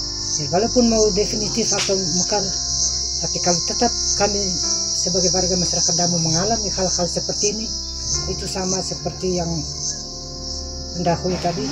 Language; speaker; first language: Indonesian; non-native, local second language; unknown